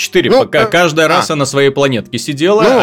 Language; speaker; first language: Russian; native; Russian